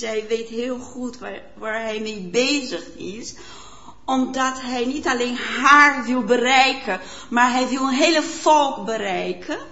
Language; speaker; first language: Dutch; non-native, fluent; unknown